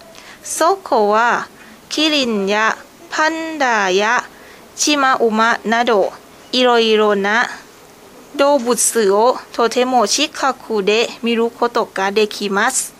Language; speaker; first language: Japanese; non-native, learner; Thai